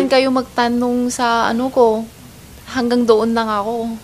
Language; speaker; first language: Filipino; non-native, learner; Chinese